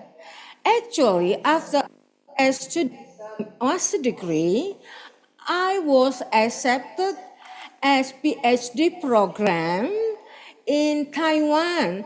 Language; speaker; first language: English; non-native, fluent; Indonesian